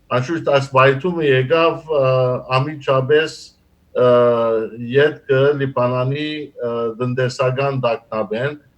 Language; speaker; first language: Armenian; early bilingual, heritage; Armenian